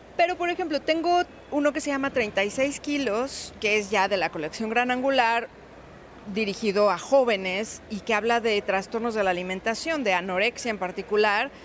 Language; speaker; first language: Spanish; native; Spanish